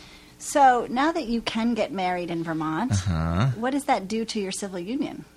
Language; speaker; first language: English; native; English